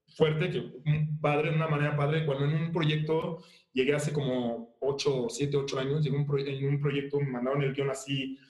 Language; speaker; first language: Spanish; early bilingual, other home language; Haitian Creole